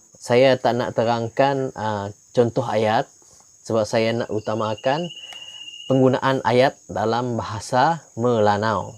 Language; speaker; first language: Malay; non-native, local second language; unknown